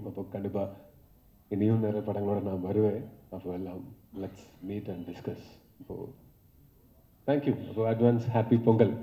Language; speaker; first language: Tamil; non-native, local second language; Malayalam